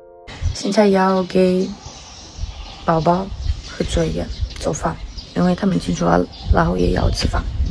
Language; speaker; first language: Chinese; non-native, learner; Ukrainian